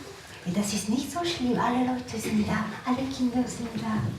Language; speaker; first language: German; non-native, learner; French